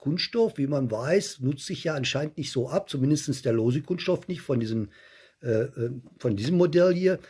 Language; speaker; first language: German; native; German